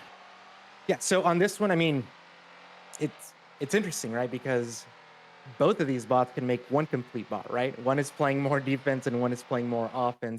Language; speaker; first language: English; native; English